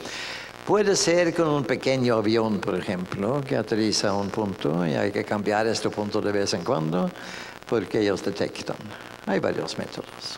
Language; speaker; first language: Spanish; non-native, fluent; Norwegian